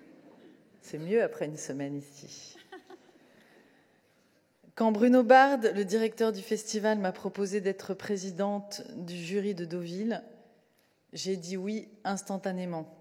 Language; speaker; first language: French; native; French